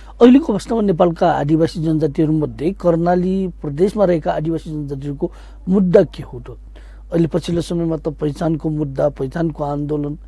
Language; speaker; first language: Nepali; non-native, local second language; Newari